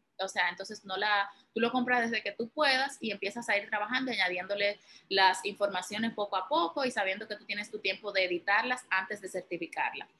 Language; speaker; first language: Spanish; native; Spanish